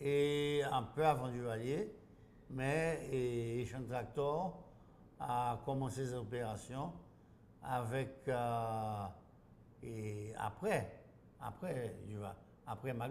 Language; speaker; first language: French; non-native, local second language; Haitian Creole